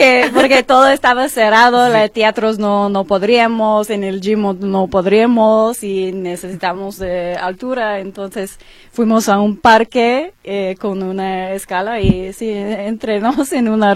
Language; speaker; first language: Spanish; non-native, learner; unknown